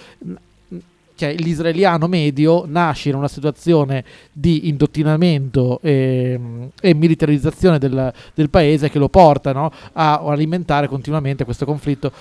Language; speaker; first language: Italian; native; Italian